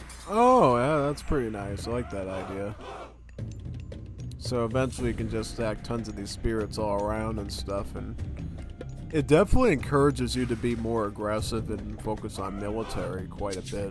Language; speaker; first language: English; native; English